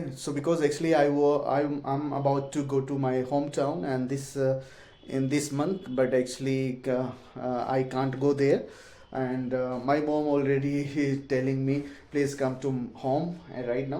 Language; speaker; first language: English; non-native, learner; Hindi